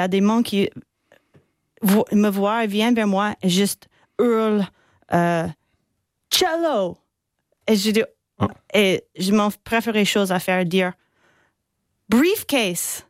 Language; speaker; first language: French; non-native, fluent; English